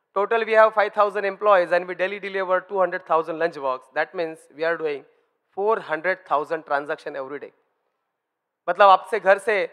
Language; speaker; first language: Hindi; non-native, local second language; Marathi